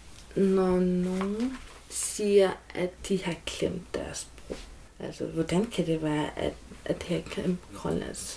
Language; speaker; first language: Danish; non-native, local second language; Kalaallisut